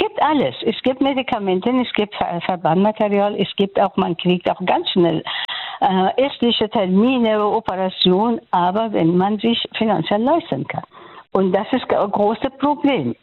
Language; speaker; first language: German; non-native, local second language; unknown